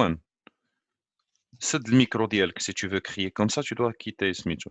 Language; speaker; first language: French; non-native, local second language; Arabic